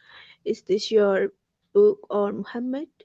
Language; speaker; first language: English; non-native, fluent; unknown